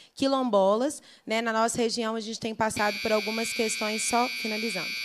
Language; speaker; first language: Portuguese; native; Portuguese